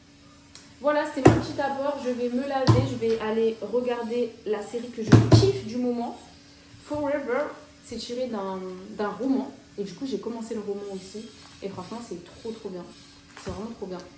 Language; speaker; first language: French; native; French